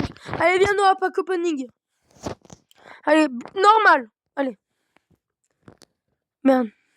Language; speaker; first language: French; native; French